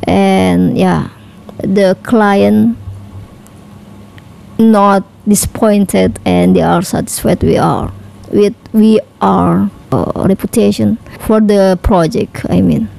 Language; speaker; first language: English; non-native, learner; Indonesian